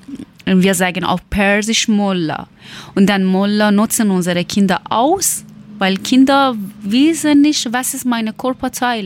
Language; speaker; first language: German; non-native, learner; Persian